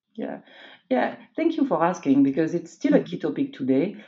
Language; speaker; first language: English; non-native, fluent; French